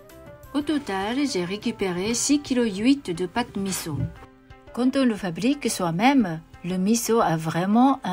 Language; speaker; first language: French; non-native, fluent; Japanese